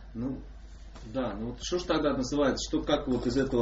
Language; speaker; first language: Russian; native; Russian